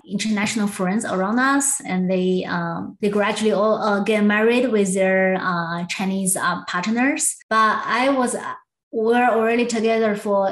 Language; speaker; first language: English; non-native, learner; Chinese